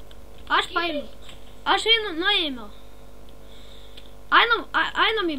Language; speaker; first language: Lithuanian; native; Lithuanian